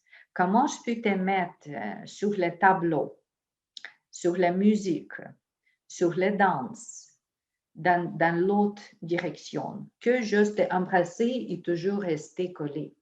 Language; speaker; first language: French; non-native, fluent; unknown